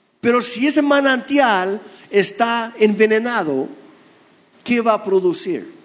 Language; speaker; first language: Spanish; non-native, fluent; English